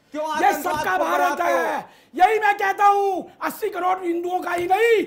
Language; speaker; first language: Hindi; native; Hindi